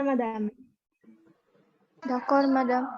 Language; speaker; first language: French; non-native, learner; Indonesian